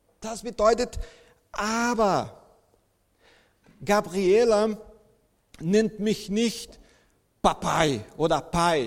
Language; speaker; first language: German; non-native, fluent; Portuguese